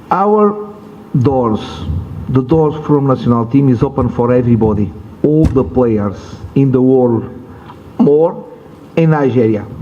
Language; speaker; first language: English; non-native, learner; Portuguese